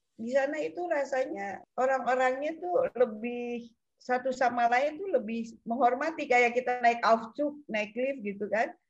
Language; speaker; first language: Indonesian; native; Indonesian